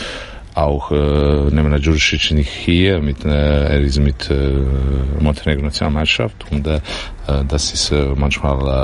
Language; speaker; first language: German; non-native, learner; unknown